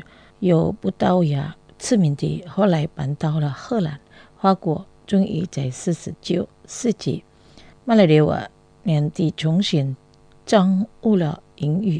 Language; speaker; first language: Chinese; non-native, fluent; Indonesian